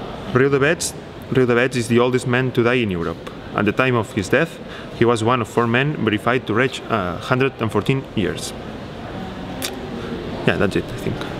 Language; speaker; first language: English; non-native, fluent; Catalan